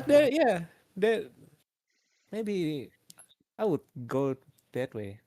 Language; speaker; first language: English; non-native, learner; Indonesian